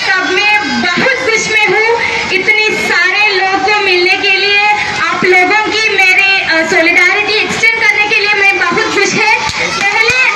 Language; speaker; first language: Hindi; non-native, local second language; Malayalam